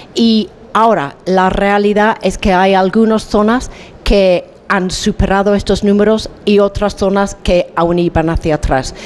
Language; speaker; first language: Spanish; non-native, fluent; English